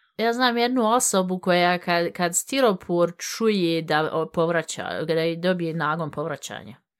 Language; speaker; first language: Bosnian; early bilingual, heritage; Bosnian